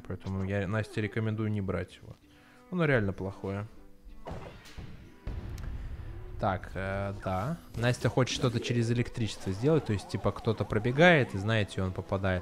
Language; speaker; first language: Russian; native; Russian